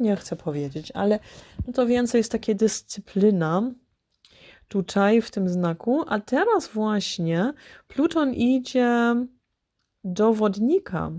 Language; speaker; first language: Polish; early bilingual, heritage; Polish